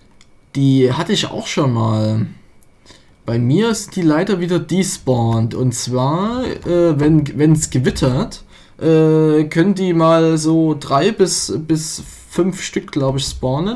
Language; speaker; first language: German; native; German